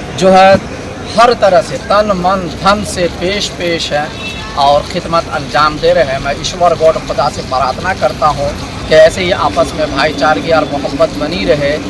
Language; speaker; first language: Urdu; non-native, local second language; Gujarati